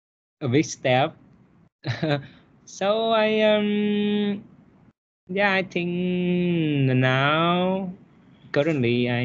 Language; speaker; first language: English; non-native, learner; Vietnamese